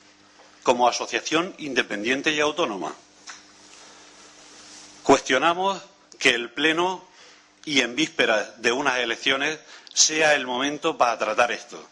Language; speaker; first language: Spanish; native; Spanish